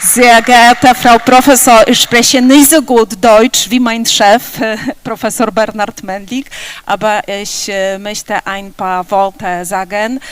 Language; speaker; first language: German; non-native, learner; Polish